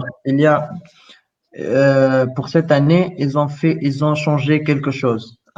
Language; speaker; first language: French; non-native, local second language; Arabic